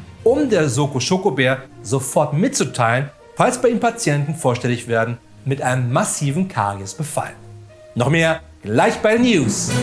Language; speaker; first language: German; native; German